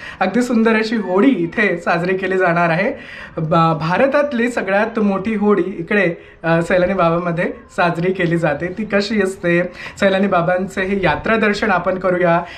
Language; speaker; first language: Marathi; native; Marathi